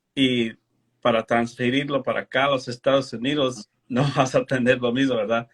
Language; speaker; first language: Spanish; early bilingual, heritage; Spanish